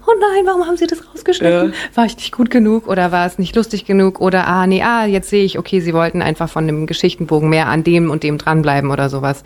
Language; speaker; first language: German; early bilingual, other home language; Japanese